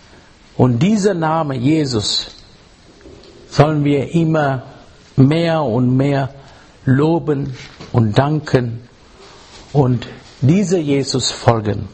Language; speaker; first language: German; non-native, learner; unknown